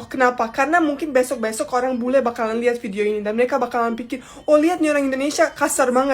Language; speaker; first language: Indonesian; non-native, fluent; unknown